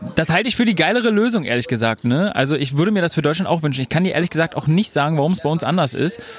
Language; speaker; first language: German; native; German